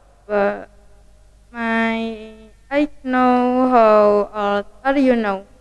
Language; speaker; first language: English; non-native, learner; Indonesian